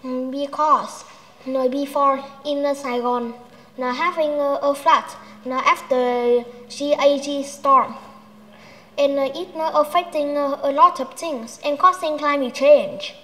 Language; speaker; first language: English; non-native, learner; Vietnamese